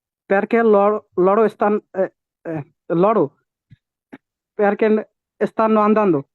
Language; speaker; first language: Italian; non-native, learner; Bangla